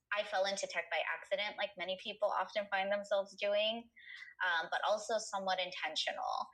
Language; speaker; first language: English; native; English